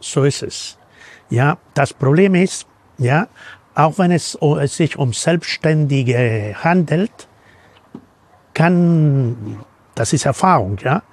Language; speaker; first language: German; non-native, fluent; Spanish